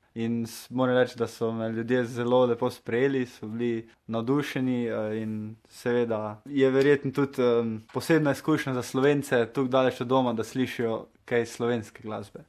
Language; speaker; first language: Slovenian; native; Slovenian